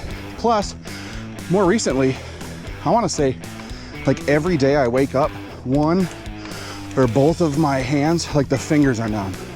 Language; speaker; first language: English; native; English